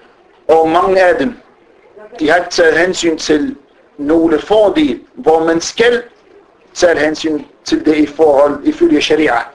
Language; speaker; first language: Danish; early bilingual, other home language; Arabic